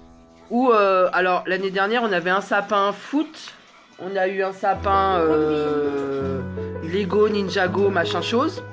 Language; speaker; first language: French; native; French